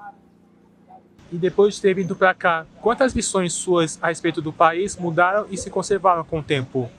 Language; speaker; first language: Portuguese; native; Portuguese